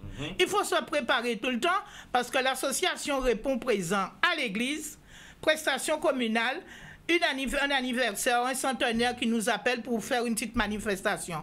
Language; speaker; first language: French; non-native, local second language; Guadeloupean Creole French